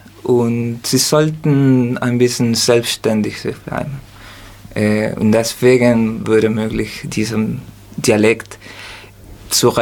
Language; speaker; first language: German; non-native, learner; Spanish